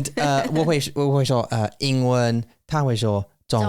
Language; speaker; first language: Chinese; non-native, learner; English